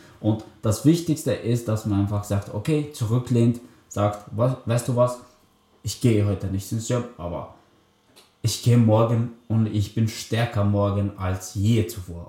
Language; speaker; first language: German; early bilingual, other home language; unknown